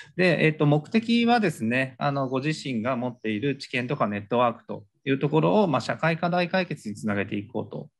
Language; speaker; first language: Japanese; native; Japanese